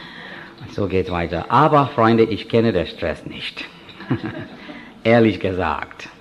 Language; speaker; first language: German; non-native, fluent; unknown